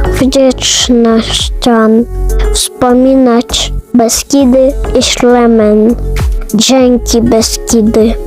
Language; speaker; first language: Polish; early bilingual, other home language; Ukrainian